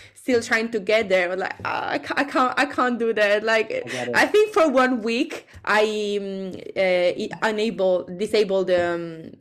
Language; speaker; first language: English; non-native, fluent; Italian